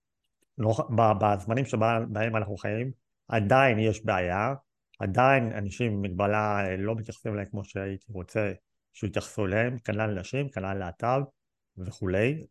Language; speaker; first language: Hebrew; native; Hebrew